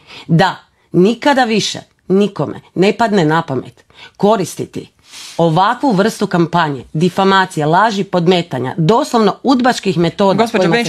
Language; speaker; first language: Croatian; native; Croatian